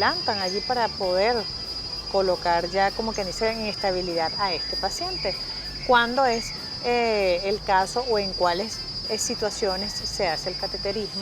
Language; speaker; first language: Spanish; native; Spanish